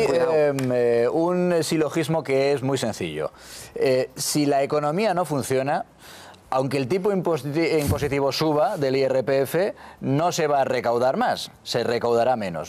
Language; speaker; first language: Spanish; native; Spanish